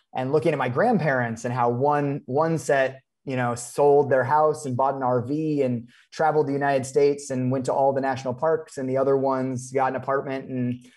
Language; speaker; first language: English; native; English